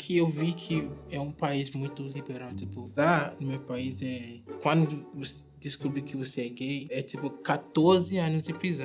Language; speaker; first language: Portuguese; non-native, fluent; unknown